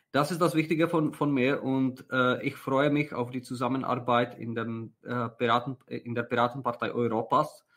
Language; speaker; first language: German; non-native, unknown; Czech